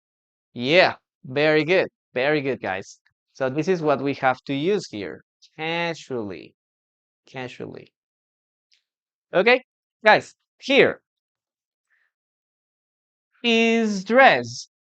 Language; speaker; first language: English; non-native, fluent; Spanish